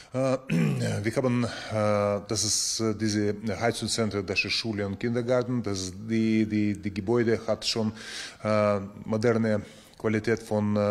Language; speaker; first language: German; non-native, learner; Ukrainian